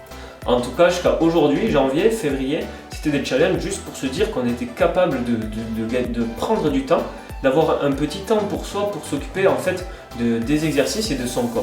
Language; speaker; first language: French; native; French